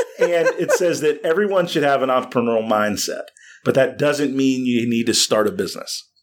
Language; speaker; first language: English; native; English